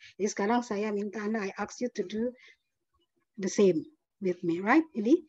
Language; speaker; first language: English; non-native, fluent; Indonesian